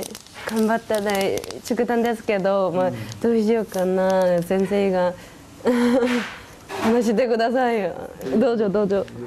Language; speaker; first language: Japanese; non-native, learner; Korean